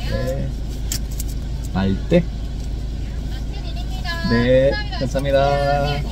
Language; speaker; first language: Korean; non-native, learner; Spanish